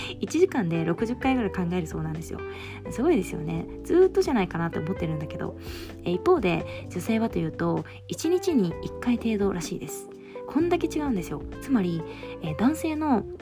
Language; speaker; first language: Japanese; native; Japanese